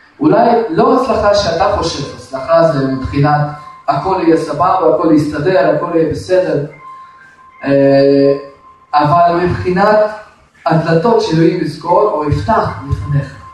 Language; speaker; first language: Hebrew; non-native, fluent; Russian